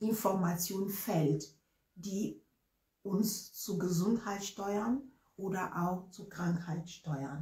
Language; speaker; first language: German; non-native, fluent; Ewe